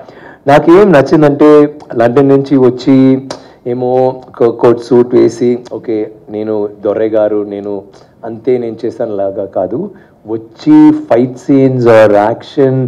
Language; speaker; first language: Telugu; non-native, fluent; Tamil